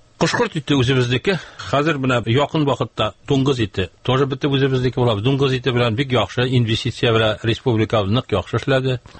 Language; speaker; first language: Tatar; native; Tatar